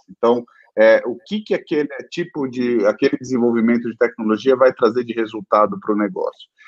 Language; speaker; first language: Portuguese; native; Portuguese